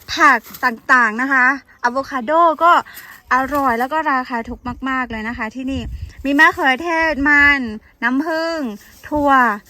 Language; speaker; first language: Thai; non-native, local second language; Karen languages